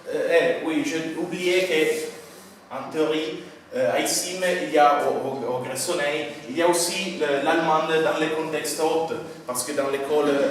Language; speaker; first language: French; non-native, fluent; Italian